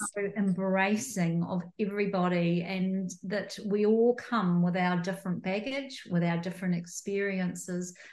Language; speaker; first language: English; native; English